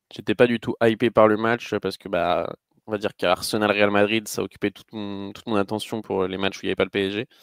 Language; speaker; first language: French; native; French